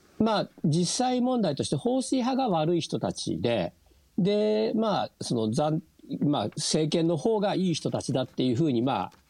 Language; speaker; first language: Japanese; native; Japanese